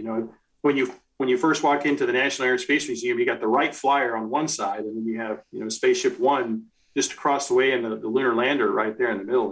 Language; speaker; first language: English; native; English